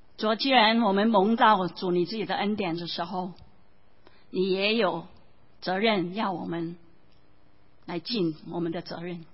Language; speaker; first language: Chinese; non-native, local second language; Cantonese